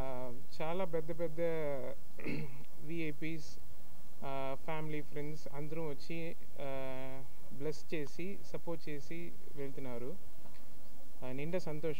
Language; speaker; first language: Telugu; non-native, learner; Tamil